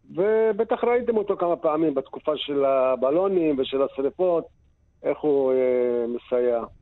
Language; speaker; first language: Hebrew; native; Hebrew